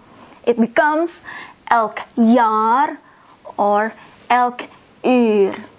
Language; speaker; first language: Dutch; non-native, fluent; Indonesian